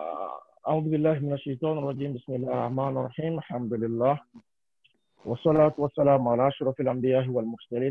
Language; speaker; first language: Arabic; non-native, fluent; Yoruba